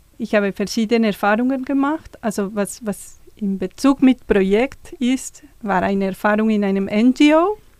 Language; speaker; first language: German; non-native, fluent; Spanish